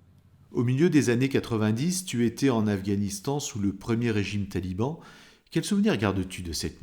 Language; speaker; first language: French; native; French